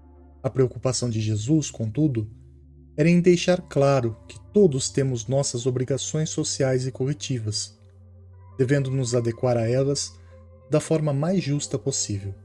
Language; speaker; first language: Portuguese; native; Portuguese